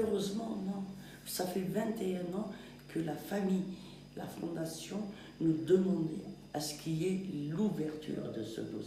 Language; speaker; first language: French; non-native, local second language; Kabyle